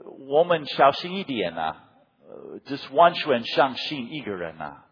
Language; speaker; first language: Chinese; non-native, fluent; English